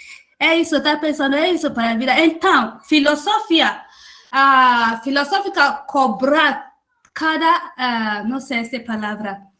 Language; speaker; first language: Portuguese; non-native, learner; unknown